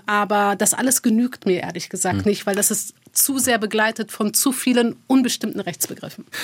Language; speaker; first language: German; early bilingual, other home language; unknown